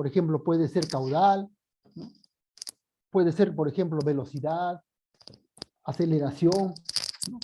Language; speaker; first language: Spanish; native; Spanish